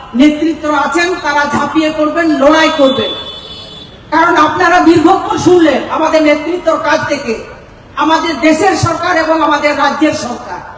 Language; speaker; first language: Bangla; non-native, local second language; Santali